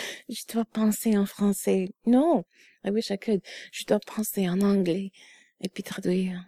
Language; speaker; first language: French; non-native, fluent; English